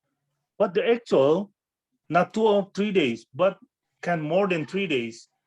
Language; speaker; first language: English; non-native, fluent; Indonesian